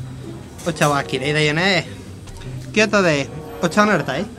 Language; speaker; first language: Japanese; non-native, learner; Spanish